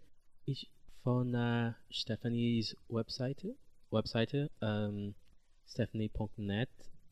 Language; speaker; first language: German; non-native, learner; English